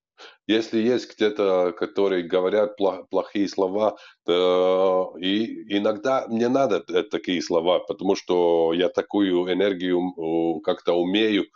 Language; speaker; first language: Russian; non-native, local second language; Latvian